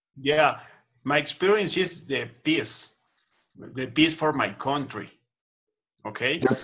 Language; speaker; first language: English; non-native, learner; Spanish